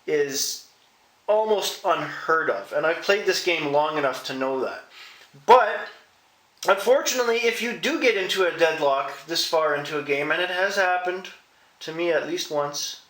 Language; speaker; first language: English; native; English